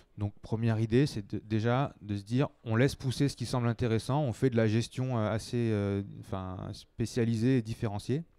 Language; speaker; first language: French; native; French